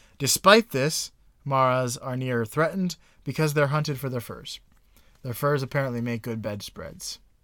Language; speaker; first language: English; native; English